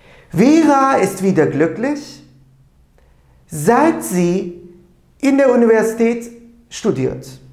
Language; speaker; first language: German; non-native, fluent; Turkish